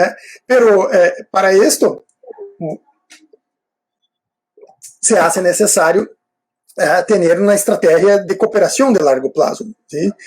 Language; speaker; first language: Spanish; non-native, fluent; Portuguese